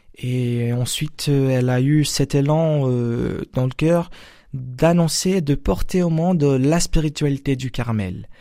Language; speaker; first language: French; non-native, fluent; Portuguese